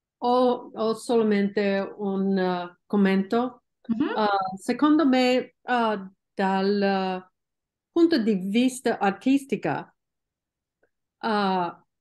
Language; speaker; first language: Italian; non-native, learner; English